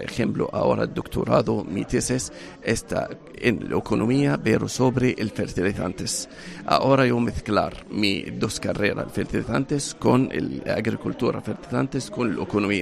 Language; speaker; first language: Spanish; non-native, learner; Arabic